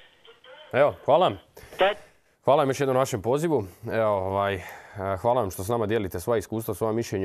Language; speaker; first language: Serbian; native; Serbian